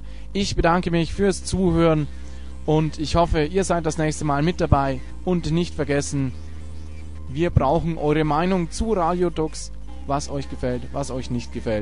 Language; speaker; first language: German; native; German